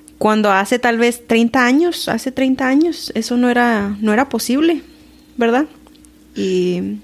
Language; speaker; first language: Spanish; early bilingual, heritage; Spanish